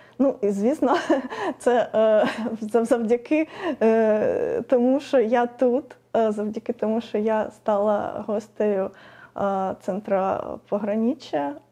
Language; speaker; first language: Ukrainian; non-native, local second language; Russian